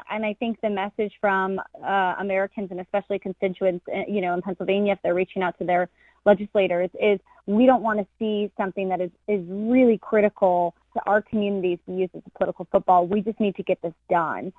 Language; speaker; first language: English; native; English